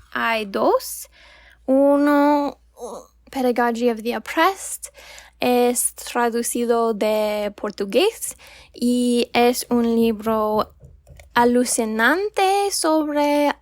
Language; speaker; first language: Spanish; non-native, learner; English